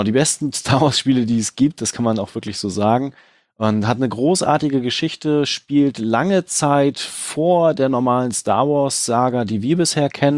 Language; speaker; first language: German; native; German